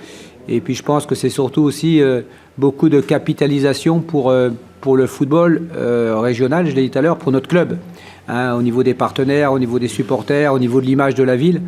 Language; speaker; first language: French; native; French